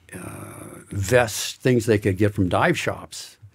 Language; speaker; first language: English; native; English